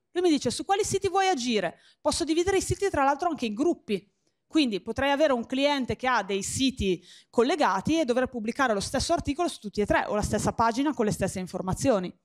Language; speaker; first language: Italian; native; Italian